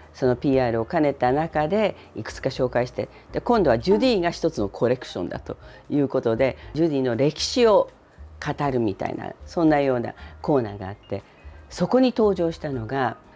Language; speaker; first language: Japanese; non-native, fluent; Chinese